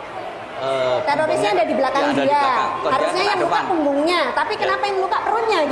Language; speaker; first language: Indonesian; native; Indonesian